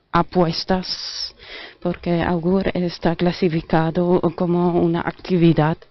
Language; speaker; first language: Spanish; non-native, fluent; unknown